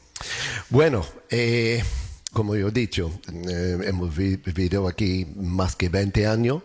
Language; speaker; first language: Spanish; non-native, learner; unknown